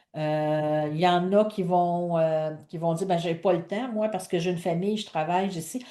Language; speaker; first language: French; native; French